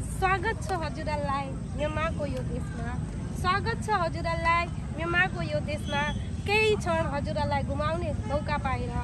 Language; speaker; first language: Nepali; early bilingual, heritage; Nepali